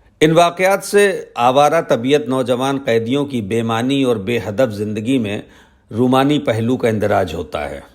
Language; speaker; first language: Urdu; native; Urdu